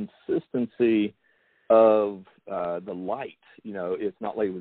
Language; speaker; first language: English; native; English